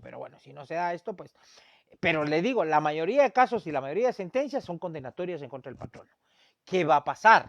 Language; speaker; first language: Spanish; native; Spanish